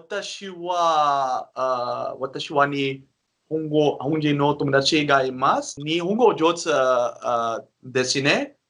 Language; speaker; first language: Japanese; non-native, learner; Dutch